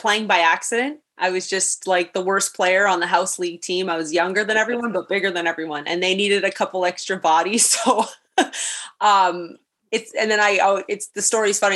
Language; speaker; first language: English; native; English